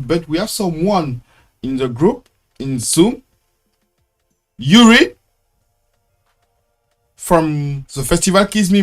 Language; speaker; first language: English; non-native, learner; French